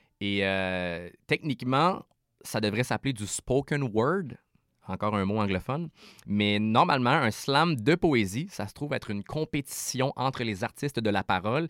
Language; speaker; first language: French; native; French